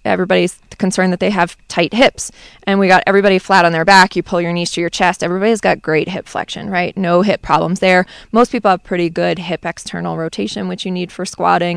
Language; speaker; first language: English; native; English